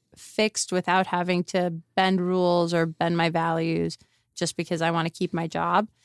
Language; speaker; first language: English; native; English